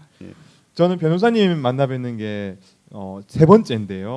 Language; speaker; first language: Korean; native; Korean